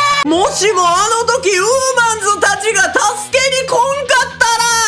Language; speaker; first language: Japanese; native; Japanese